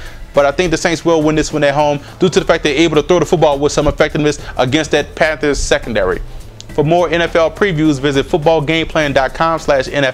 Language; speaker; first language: English; native; English